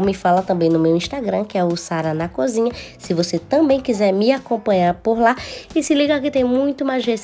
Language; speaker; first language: Portuguese; native; Portuguese